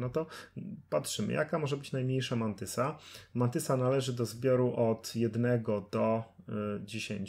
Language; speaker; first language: Polish; native; Polish